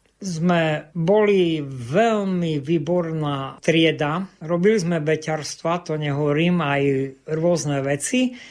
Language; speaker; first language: Slovak; non-native, local second language; Rusyn